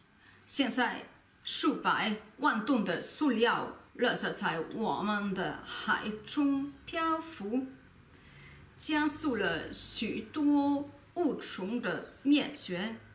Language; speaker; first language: Chinese; non-native, learner; German